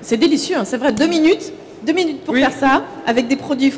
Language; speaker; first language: French; native; French